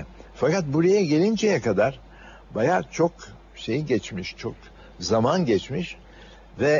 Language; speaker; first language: Turkish; native; Turkish